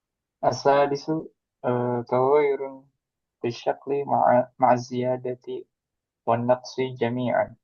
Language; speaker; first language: Arabic; non-native, learner; Indonesian